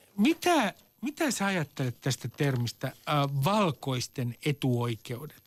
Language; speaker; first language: Finnish; native; Finnish